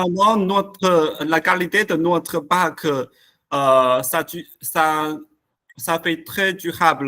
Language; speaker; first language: French; non-native, learner; Chinese